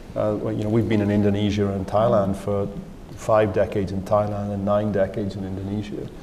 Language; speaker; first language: English; native; English